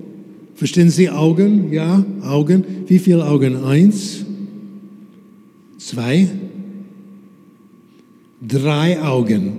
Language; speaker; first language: German; non-native, fluent; English